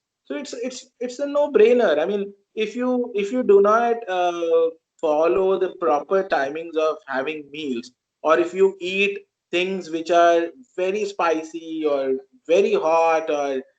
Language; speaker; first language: English; non-native, local second language; Marathi